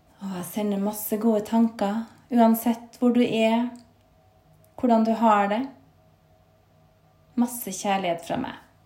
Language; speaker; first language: Norwegian; native; Norwegian